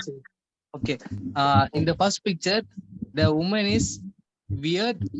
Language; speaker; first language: English; non-native, learner; Tamil